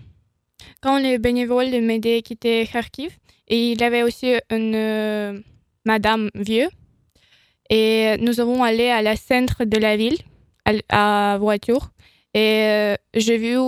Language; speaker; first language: French; non-native, learner; Ukrainian